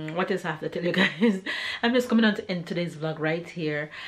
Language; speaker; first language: English; native; English